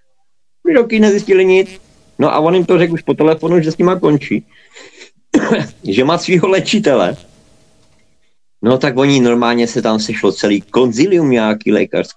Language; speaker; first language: Czech; native; Czech